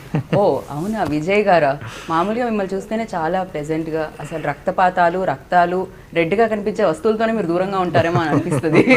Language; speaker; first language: Telugu; native; Telugu